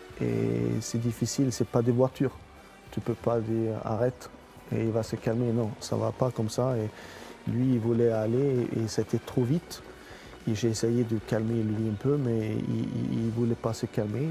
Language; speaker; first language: French; non-native, fluent; Swedish